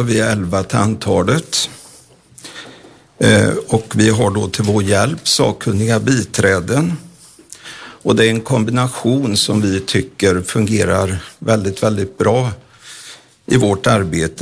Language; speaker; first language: Swedish; native; Swedish